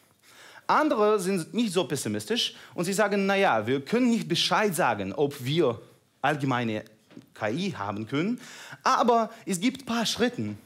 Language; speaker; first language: German; non-native, fluent; Russian